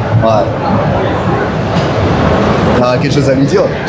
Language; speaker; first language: French; native; French